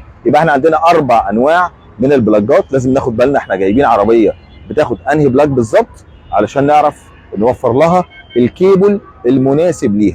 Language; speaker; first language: Arabic; native; Arabic